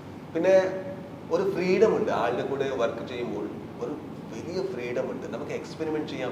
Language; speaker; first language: Malayalam; non-native, learner; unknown